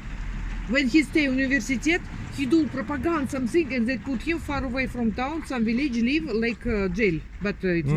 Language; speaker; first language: English; non-native, learner; Russian